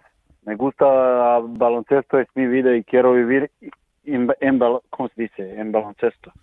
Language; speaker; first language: Spanish; non-native, learner; Serbian